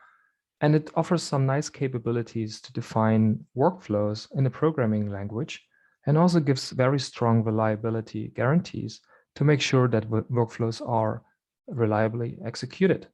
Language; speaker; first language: English; non-native, fluent; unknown